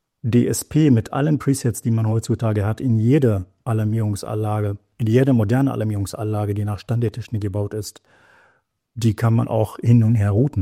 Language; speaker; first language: German; native; German